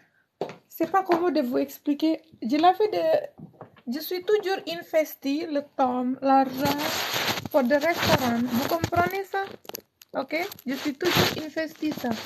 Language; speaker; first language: French; non-native, learner; Indonesian